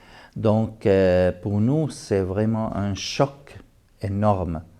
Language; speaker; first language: French; non-native, fluent; Arabic